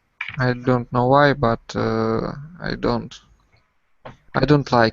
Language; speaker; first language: English; non-native, learner; Russian